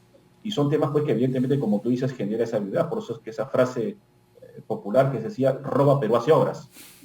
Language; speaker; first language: Spanish; native; Spanish